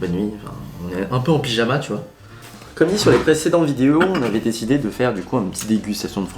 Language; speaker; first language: French; native; French